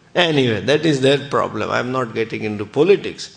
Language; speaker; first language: English; non-native, local second language; Gujarati